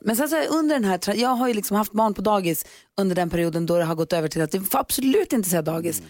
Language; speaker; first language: Swedish; native; Swedish